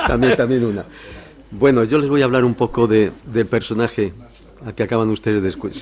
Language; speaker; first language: Spanish; native; Spanish